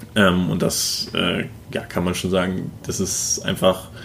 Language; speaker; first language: German; native; German